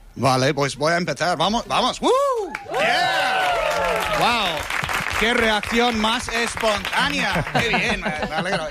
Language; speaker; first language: Spanish; non-native, fluent; English